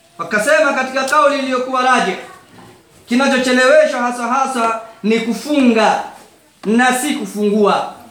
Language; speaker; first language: Swahili; native; Swahili